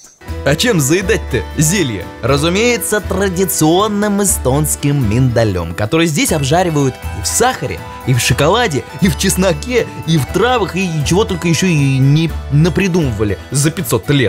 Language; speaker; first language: Russian; native; Russian